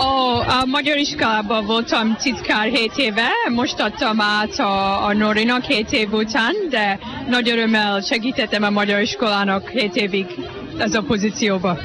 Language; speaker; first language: Hungarian; early bilingual, heritage; Hungarian